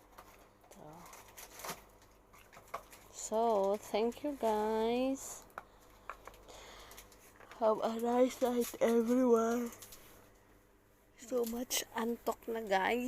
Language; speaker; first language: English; non-native, learner; Filipino